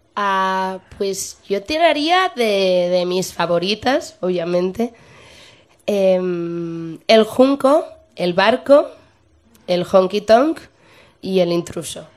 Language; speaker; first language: Spanish; native; Spanish